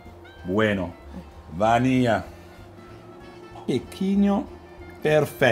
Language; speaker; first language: Spanish; non-native, learner; Italian